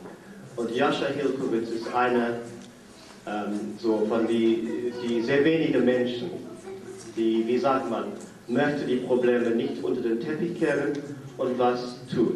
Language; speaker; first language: German; non-native, fluent; English